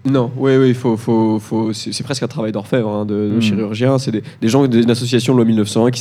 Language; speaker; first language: French; native; French